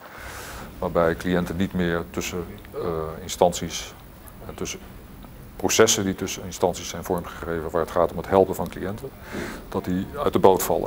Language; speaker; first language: Dutch; native; Dutch